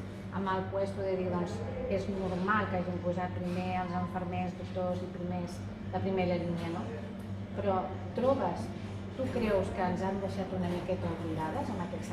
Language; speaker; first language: Catalan; native; Catalan